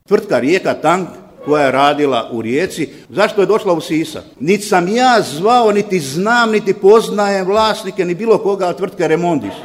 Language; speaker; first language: Croatian; native; Croatian